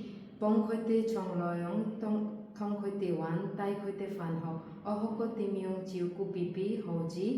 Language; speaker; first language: Cantonese; non-native, learner; Bangla